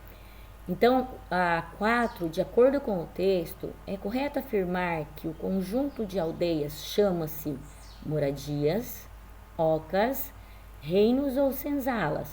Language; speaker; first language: Portuguese; native; Portuguese